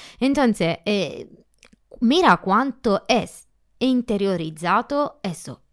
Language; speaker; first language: Spanish; non-native, learner; Italian